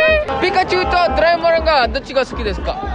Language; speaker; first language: Japanese; non-native, learner; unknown